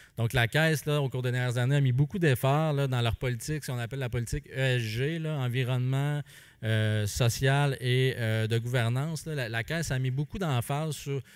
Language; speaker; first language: French; native; French